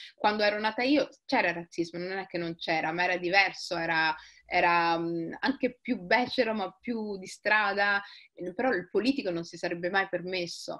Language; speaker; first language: Italian; early bilingual, other home language; Somali